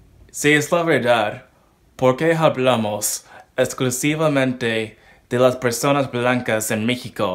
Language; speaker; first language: Spanish; non-native, learner; English